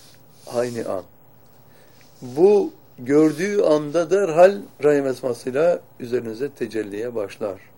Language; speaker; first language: Turkish; native; Turkish